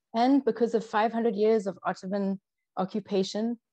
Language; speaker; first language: English; native; English